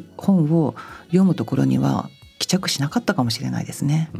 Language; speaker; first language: Japanese; native; Japanese